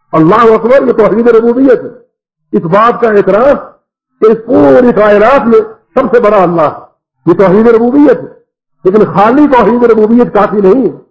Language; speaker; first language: Urdu; native; Urdu